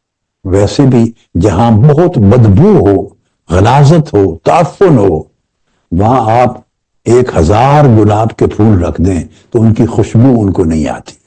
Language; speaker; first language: Urdu; native; Urdu